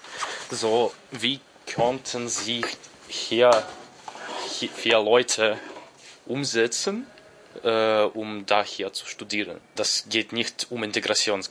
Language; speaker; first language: German; non-native, learner; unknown